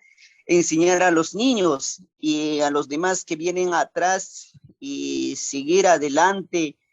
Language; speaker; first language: Spanish; non-native, local second language; Quechua